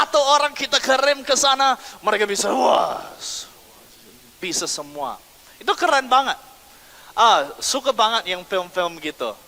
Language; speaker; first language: Indonesian; non-native, fluent; English